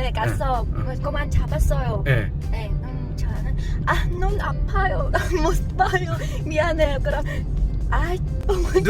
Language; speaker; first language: Korean; non-native, learner; Vietnamese